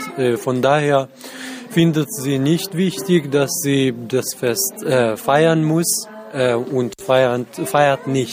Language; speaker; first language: German; non-native, fluent; Central Kurdish